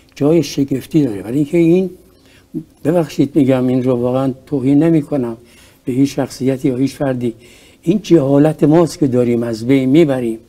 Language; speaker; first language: Persian; native; Persian